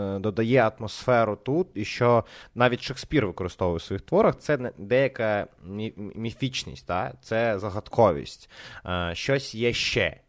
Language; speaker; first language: Ukrainian; non-native, local second language; Russian